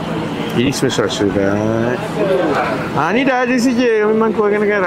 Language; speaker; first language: Malay; native; Malay